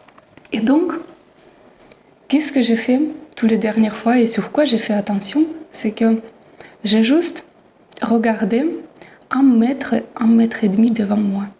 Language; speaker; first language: French; non-native, fluent; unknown